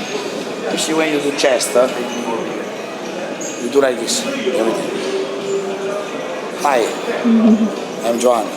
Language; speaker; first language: English; non-native, learner; Italian